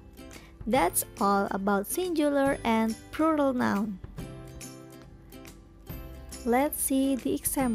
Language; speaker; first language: English; non-native, fluent; Indonesian